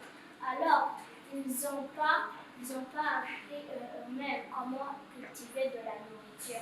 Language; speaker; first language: French; non-native, learner; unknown